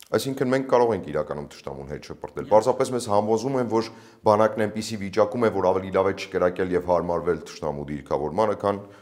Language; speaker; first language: Armenian; native; Armenian